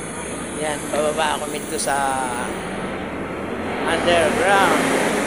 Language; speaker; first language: Filipino; native; Filipino